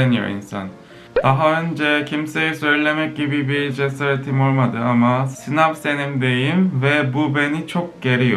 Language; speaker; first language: Turkish; non-native, fluent; Korean